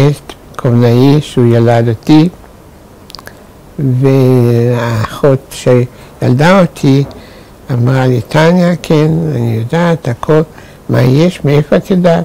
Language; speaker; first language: Hebrew; non-native, fluent; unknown